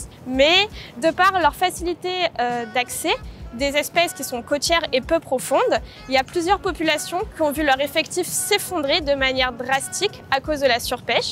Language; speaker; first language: French; native; French